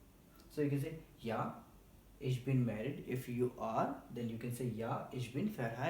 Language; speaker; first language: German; non-native, learner; Hindi